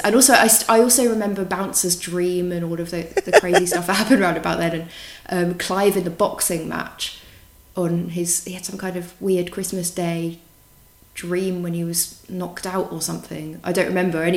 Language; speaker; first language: English; native; English